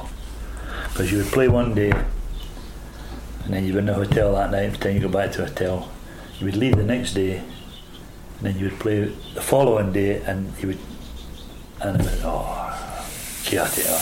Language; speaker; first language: English; native; English